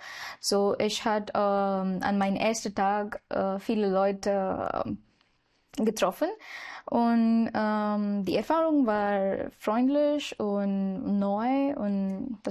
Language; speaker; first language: German; non-native, learner; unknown